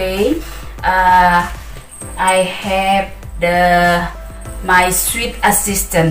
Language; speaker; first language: English; non-native, learner; Indonesian